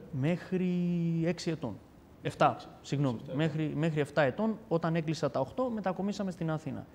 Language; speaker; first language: Greek; early bilingual, other home language; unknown